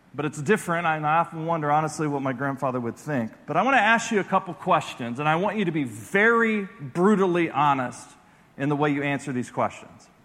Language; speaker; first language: English; native; English